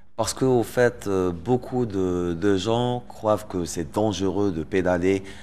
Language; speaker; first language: French; non-native, local second language; Arabic